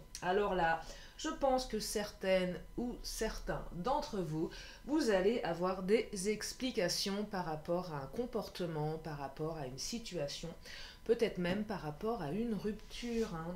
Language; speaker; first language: French; native; French